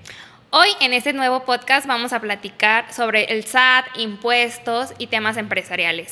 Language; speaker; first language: Spanish; native; Spanish